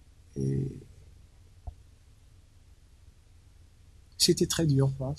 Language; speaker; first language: French; non-native, local second language; Arabic